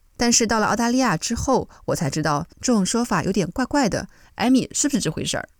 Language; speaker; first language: Chinese; native; Chinese